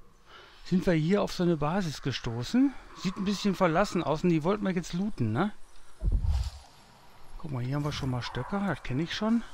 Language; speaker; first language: German; native; German